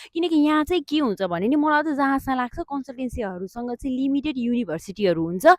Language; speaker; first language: Nepali; native; Nepali